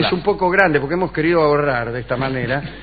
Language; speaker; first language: Spanish; native; Spanish